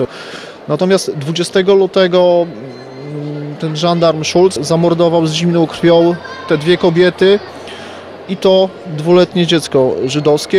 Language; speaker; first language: Polish; native; Polish